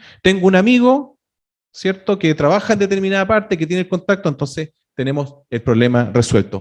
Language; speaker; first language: Spanish; native; Spanish